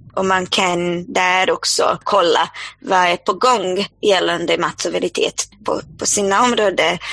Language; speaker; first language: Swedish; non-native, fluent; Portuguese